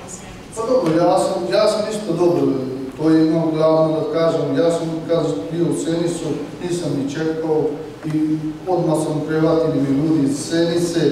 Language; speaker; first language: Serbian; non-native, learner; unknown